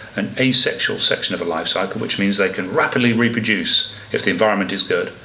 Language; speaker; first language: English; native; English